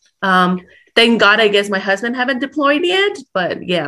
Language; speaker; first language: English; early bilingual, other home language; Spanish